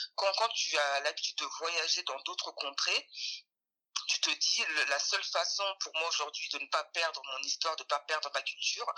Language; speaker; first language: French; native; French